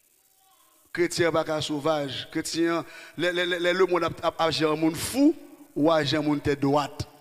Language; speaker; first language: French; non-native, local second language; Haitian Creole